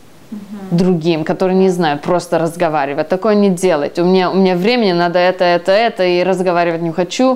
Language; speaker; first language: Russian; early bilingual, heritage; Russian